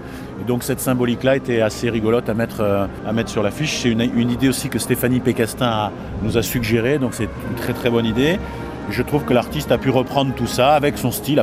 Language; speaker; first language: French; native; French